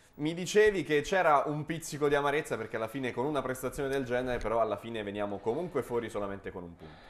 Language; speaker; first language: Italian; native; Italian